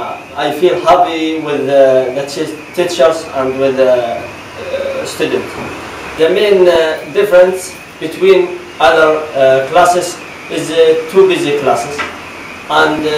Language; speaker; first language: English; non-native, learner; Arabic